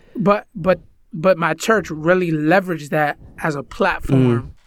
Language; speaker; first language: English; early bilingual, other home language; Spanish